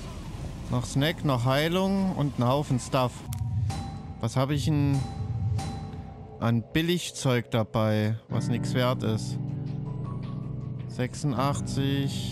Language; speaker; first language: German; native; German